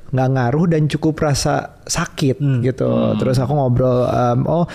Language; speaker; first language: Indonesian; native; Indonesian